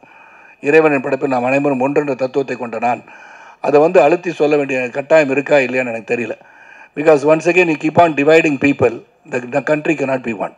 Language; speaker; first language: Tamil; native; Tamil